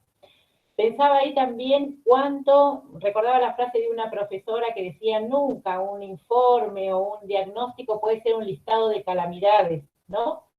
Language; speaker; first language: Spanish; native; Spanish